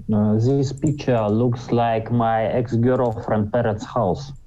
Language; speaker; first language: English; non-native, learner; Russian